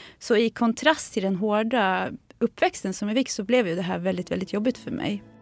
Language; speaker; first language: Swedish; early bilingual, other home language; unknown